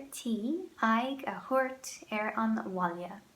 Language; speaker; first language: Irish; non-native, local second language; English